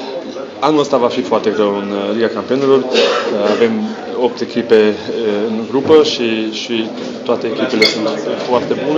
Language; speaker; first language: Romanian; non-native, local second language; Hungarian